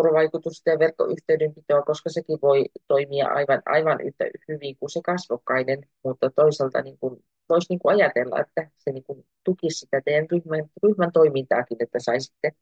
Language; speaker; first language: Finnish; native; Finnish